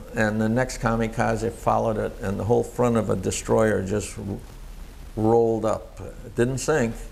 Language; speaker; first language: English; native; English